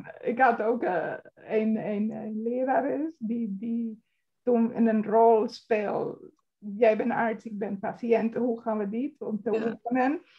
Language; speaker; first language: Dutch; non-native, fluent; Spanish